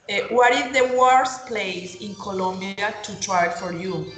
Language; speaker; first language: English; non-native, learner; Spanish